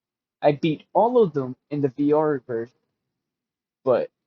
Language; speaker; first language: English; native; English